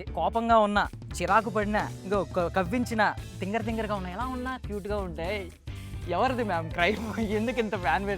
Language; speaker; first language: Telugu; native; Telugu